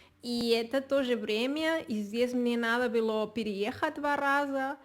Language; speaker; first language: Russian; non-native, learner; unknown